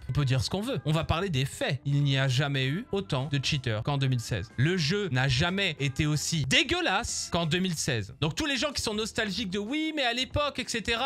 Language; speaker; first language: French; native; French